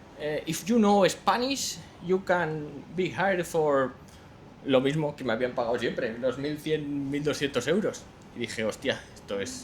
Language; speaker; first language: Spanish; native; Spanish